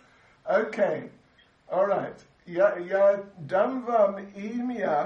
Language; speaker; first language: Russian; non-native, learner; English